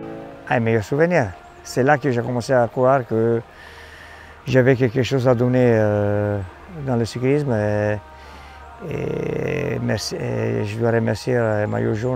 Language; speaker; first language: French; non-native, fluent; Italian